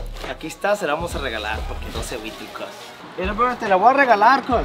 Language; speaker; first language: Spanish; early bilingual, heritage; Spanish